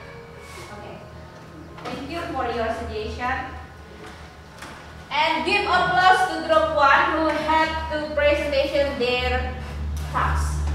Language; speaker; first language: English; non-native, learner; Indonesian